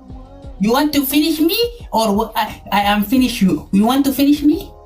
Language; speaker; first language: English; non-native, learner; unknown